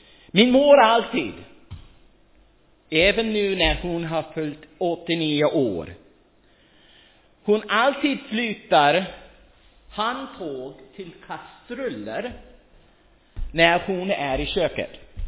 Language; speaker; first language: Swedish; non-native, fluent; English